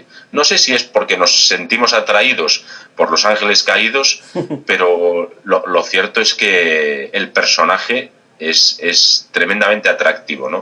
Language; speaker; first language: Spanish; native; Spanish